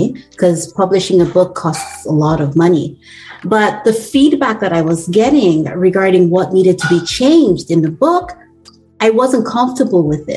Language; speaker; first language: English; non-native, local second language; Bini